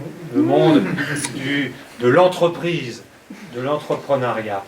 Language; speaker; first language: French; native; French